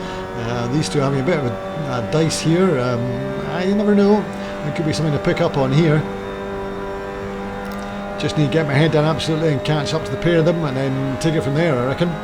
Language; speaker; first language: English; native; English